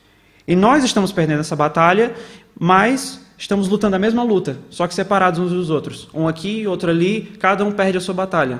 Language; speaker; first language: Portuguese; native; Portuguese